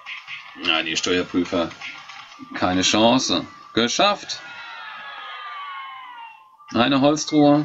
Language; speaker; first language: German; native; German